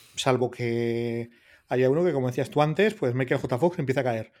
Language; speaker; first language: Spanish; native; Spanish